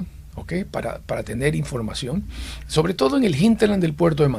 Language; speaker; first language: Spanish; native; Spanish